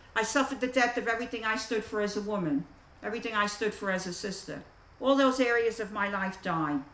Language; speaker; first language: English; native; English